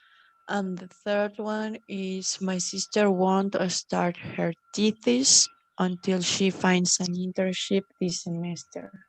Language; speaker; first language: English; non-native, learner; Spanish